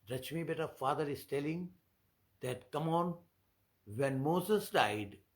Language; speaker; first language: English; non-native, local second language; Hindi